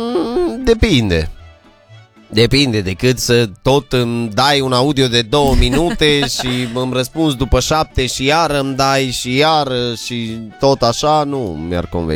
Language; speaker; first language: Romanian; native; Romanian